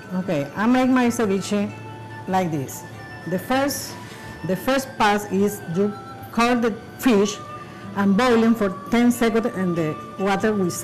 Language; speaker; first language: English; non-native, learner; Spanish